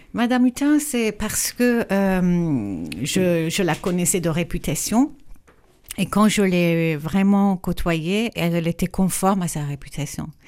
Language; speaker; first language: French; non-native, fluent; Persian